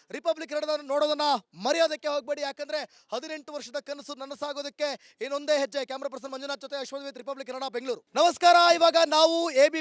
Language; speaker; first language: Kannada; native; Kannada